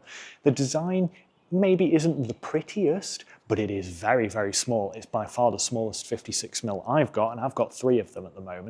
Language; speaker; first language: English; native; English